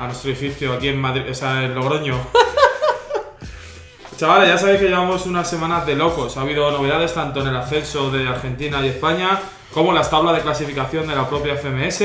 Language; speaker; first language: Spanish; native; Spanish